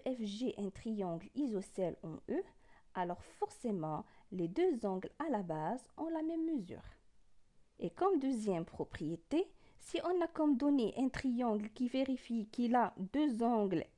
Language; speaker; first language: French; non-native, local second language; Arabic